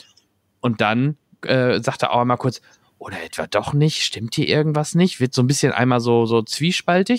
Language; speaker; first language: German; native; German